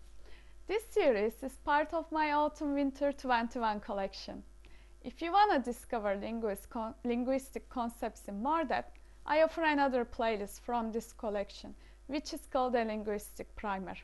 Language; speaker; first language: English; non-native, fluent; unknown